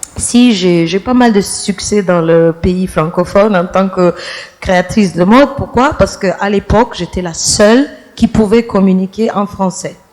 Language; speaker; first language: French; non-native, fluent; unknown